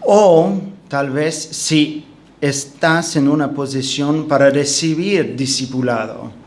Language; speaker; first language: Spanish; non-native, fluent; English